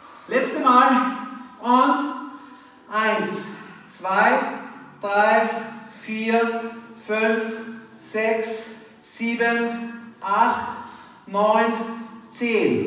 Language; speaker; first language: German; native; German